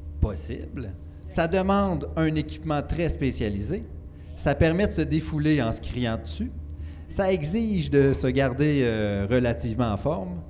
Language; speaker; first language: French; native; French